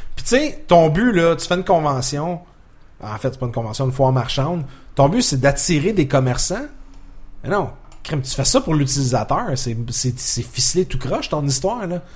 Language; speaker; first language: French; native; French